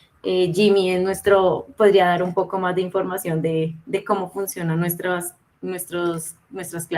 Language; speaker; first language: Spanish; native; Spanish